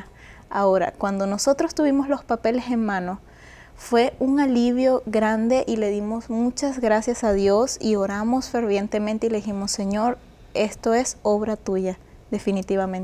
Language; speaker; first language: Spanish; native; Spanish